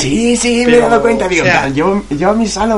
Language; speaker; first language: Spanish; native; Spanish